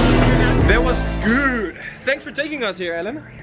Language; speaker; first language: English; non-native, fluent; Dutch